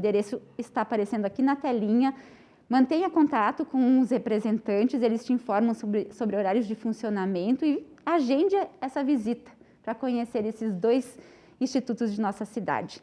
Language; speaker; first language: Portuguese; native; Portuguese